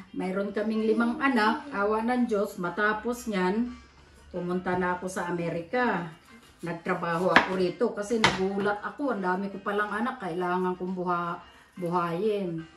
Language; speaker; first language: Filipino; non-native, local second language; Cebuano